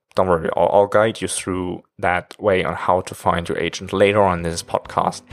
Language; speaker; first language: English; non-native, fluent; German